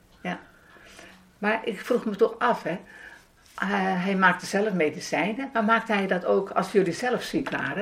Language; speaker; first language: Dutch; native; Dutch